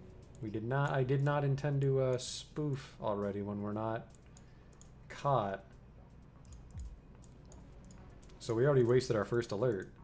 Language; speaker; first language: English; native; English